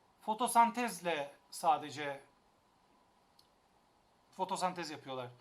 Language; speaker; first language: Turkish; native; Turkish